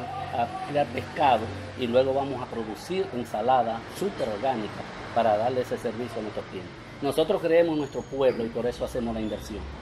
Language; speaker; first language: Spanish; native; Spanish